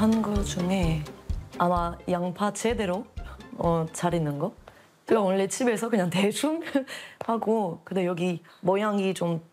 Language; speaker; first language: Korean; non-native, fluent; French